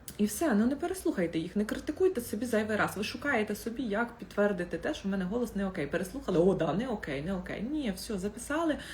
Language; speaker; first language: Ukrainian; native; Ukrainian